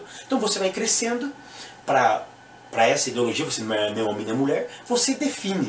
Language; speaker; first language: Portuguese; native; Portuguese